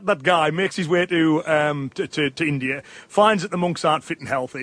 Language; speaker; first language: English; native; English